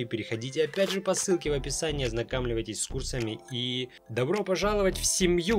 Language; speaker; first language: Russian; native; Russian